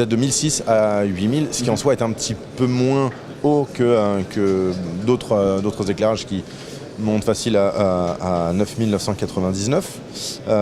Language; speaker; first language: French; native; French